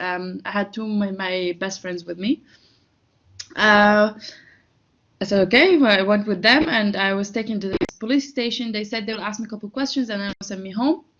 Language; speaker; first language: English; non-native, fluent; Arabic